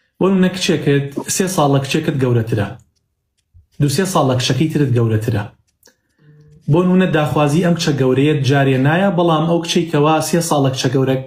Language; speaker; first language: Central Kurdish; native; Central Kurdish